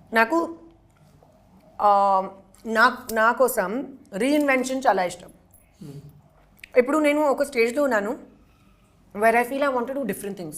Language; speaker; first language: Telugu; non-native, learner; Hindi